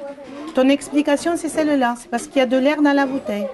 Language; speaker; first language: French; native; French